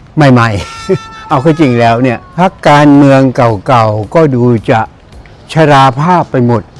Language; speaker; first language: Thai; native; Thai